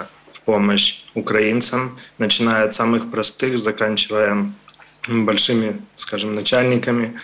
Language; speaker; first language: Ukrainian; non-native, local second language; Russian